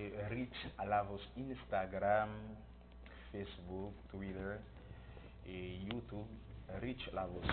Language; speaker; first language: Spanish; non-native, learner; Haitian Creole